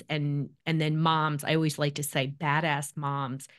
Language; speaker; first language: English; native; English